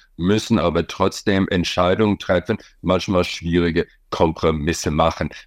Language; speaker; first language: German; non-native, fluent; English